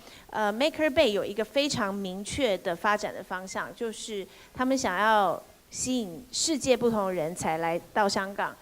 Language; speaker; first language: Chinese; native; Chinese